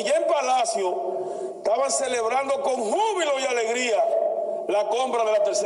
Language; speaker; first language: Spanish; native; Spanish